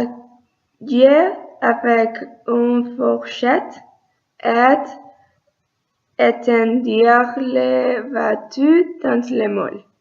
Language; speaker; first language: French; non-native, learner; Spanish